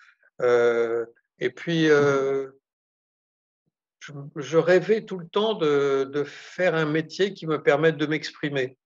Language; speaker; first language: French; native; French